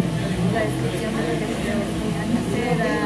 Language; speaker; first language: Spanish; non-native, fluent; English